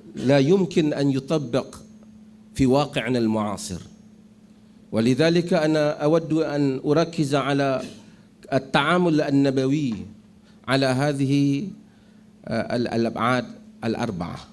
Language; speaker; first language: Arabic; non-native, fluent; Malay